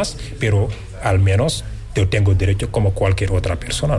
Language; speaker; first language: Spanish; non-native, fluent; Wolof